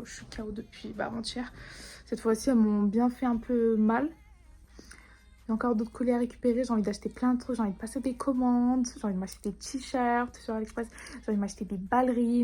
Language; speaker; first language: French; native; French